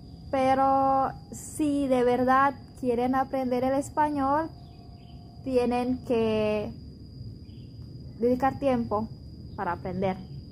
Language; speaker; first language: Spanish; non-native, fluent; Indonesian